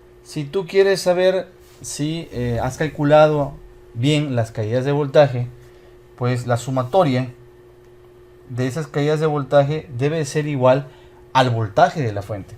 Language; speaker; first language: Spanish; native; Spanish